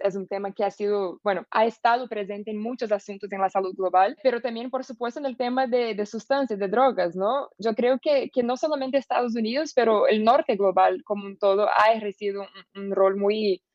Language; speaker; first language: Spanish; non-native, fluent; Portuguese